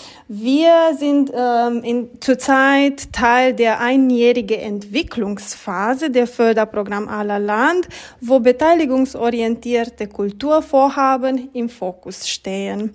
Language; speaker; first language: German; non-native, fluent; Romanian